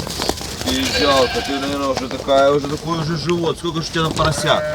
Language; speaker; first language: Russian; native; Russian